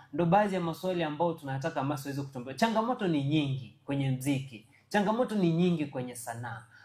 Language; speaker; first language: Swahili; non-native, local second language; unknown